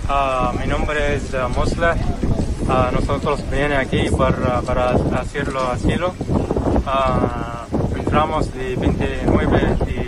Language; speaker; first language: Spanish; non-native, learner; Arabic